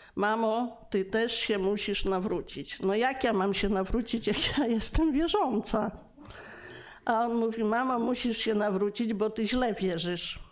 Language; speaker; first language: Polish; native; Polish